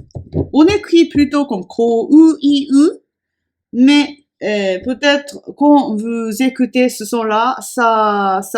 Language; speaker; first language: French; non-native, fluent; Japanese